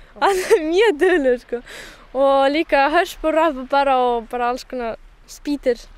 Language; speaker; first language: Icelandic; early bilingual, heritage; Icelandic